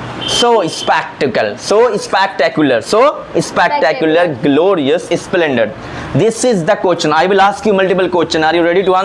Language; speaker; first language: English; non-native, local second language; Hindi